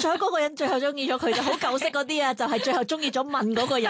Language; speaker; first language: Cantonese; native; Cantonese